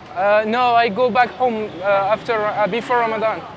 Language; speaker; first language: English; non-native, learner; French